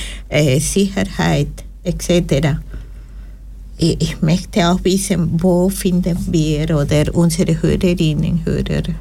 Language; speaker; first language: German; non-native, learner; Spanish